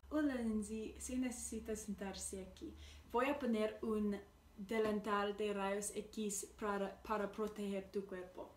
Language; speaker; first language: Spanish; non-native, learner; English